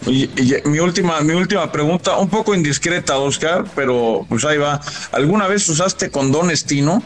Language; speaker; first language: Spanish; native; Spanish